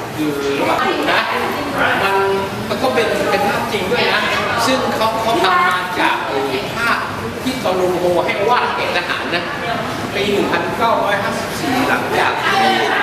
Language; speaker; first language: Thai; non-native, fluent; Vietnamese